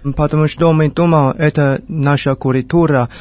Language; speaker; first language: Russian; non-native, learner; Chinese